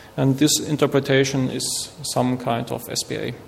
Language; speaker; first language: English; non-native, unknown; German